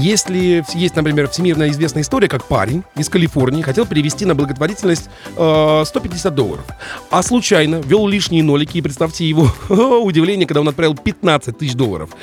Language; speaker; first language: Russian; native; Russian